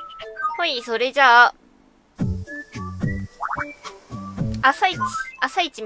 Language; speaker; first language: Japanese; native; Japanese